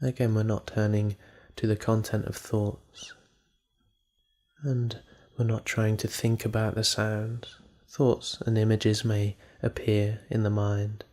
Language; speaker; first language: English; native; English